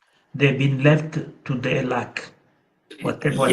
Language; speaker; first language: English; non-native, local second language; Portuguese